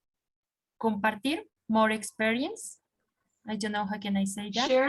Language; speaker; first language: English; non-native, learner; Spanish